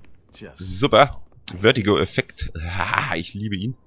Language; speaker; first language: German; native; German